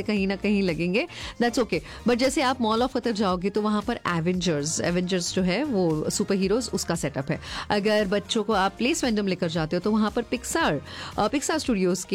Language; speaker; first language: Hindi; native; Hindi